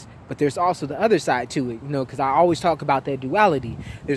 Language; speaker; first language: English; native; English